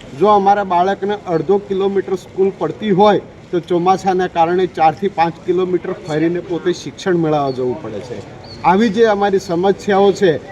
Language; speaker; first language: Gujarati; native; Gujarati